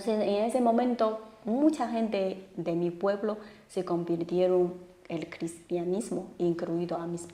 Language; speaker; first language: Spanish; non-native, fluent; Chinese